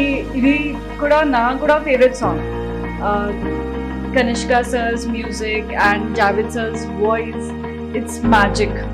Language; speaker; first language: Telugu; non-native, learner; Hindi